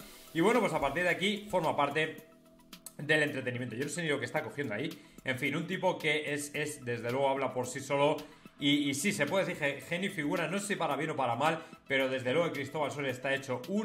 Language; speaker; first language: Spanish; native; Spanish